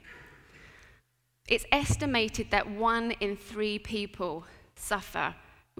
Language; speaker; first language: English; native; English